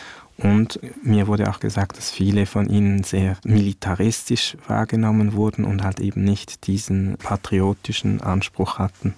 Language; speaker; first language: German; early bilingual, other home language; Vietnamese